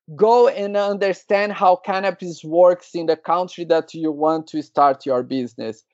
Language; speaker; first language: English; non-native, learner; Portuguese